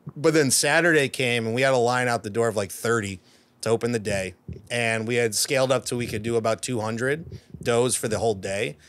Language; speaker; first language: English; native; English